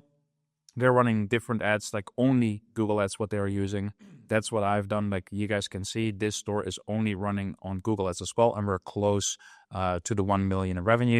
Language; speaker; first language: English; non-native, fluent; Dutch